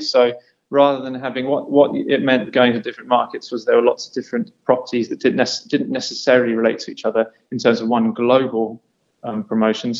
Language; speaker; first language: English; native; English